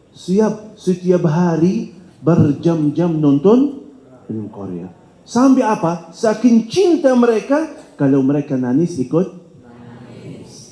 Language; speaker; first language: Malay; non-native, fluent; Arabic